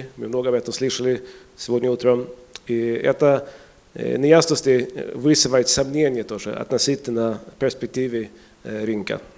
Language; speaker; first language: Russian; non-native, fluent; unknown